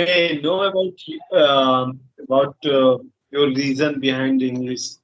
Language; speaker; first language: English; non-native, learner; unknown